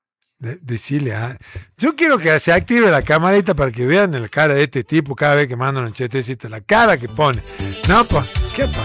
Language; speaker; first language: Spanish; native; Spanish